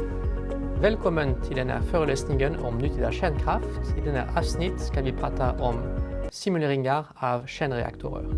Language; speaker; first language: Swedish; non-native, fluent; French